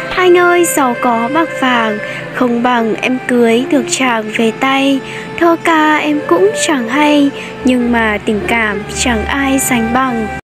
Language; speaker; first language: Vietnamese; non-native, local second language; Hmong